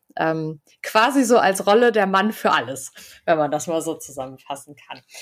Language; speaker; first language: German; native; German